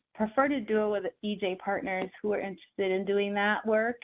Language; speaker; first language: English; native; English